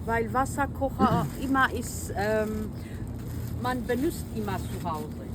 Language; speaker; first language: German; non-native, learner; Kurdish